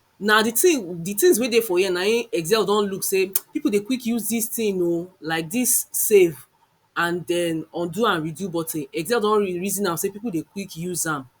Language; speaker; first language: Nigerian Pidgin; non-native, local second language; Yoruba